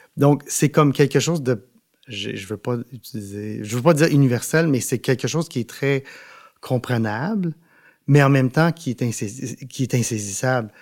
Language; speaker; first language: French; non-native, local second language; English